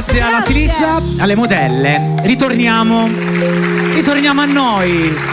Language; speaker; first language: Italian; native; Italian